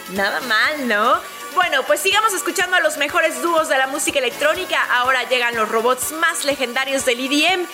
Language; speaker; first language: Spanish; native; Spanish